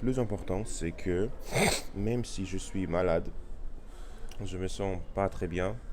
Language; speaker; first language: French; non-native, learner; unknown